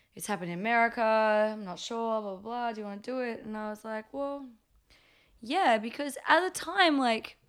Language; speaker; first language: English; early bilingual, other home language; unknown